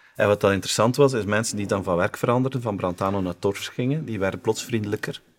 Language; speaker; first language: Dutch; native; Dutch